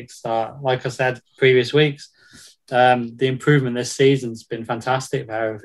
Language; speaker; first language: English; native; English